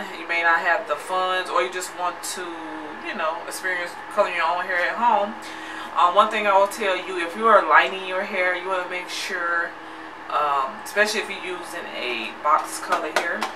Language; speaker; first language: English; native; English